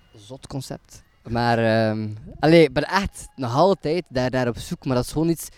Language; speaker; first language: Dutch; native; Dutch